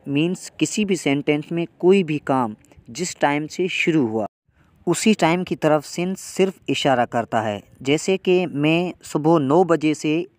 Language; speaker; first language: Urdu; non-native, local second language; Sindhi